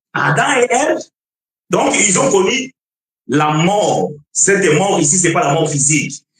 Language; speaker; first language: French; non-native, fluent; Portuguese